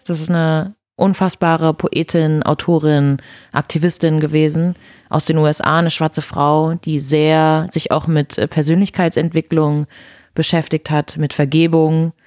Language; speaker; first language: German; non-native, fluent; Portuguese